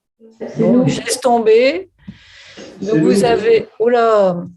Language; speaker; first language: French; native; French